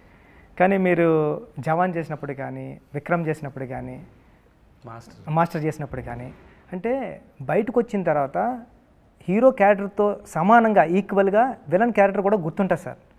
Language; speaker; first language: Telugu; native; Telugu